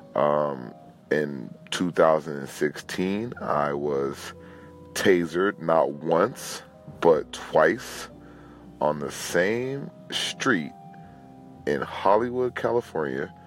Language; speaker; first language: English; native; English